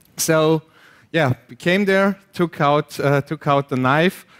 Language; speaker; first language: English; non-native, fluent; German